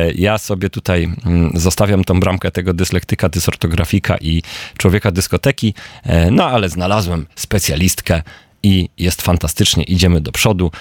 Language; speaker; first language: Polish; native; Polish